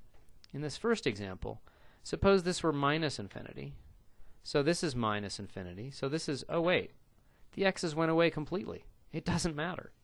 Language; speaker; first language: English; native; English